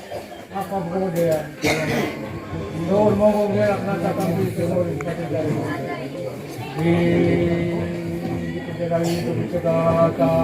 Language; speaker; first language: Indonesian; non-native, local second language; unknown